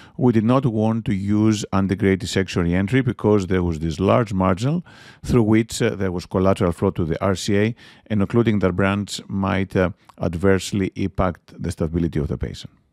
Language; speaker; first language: English; non-native, fluent; Greek